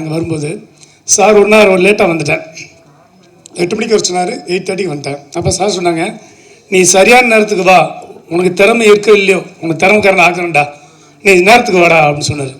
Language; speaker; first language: Tamil; native; Tamil